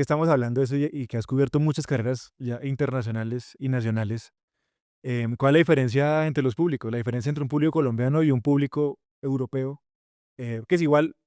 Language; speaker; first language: Spanish; native; Spanish